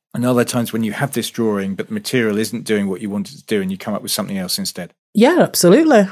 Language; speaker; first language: English; early bilingual, other home language; Yoruba